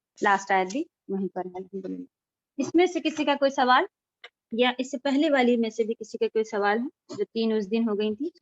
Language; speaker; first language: Urdu; native; Urdu